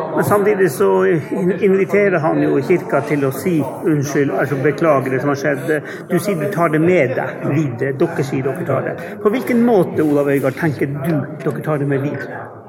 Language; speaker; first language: Norwegian; native; Norwegian